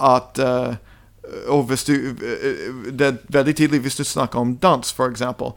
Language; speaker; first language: Norwegian; non-native, fluent; English